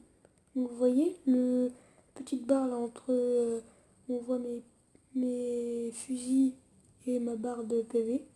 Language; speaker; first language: French; native; French